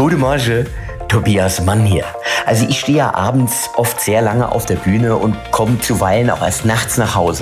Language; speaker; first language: German; native; German